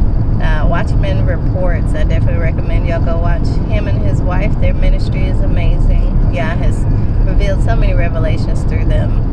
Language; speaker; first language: English; native; English